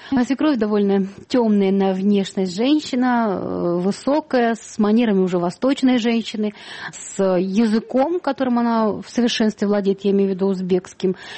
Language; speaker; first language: Russian; native; Russian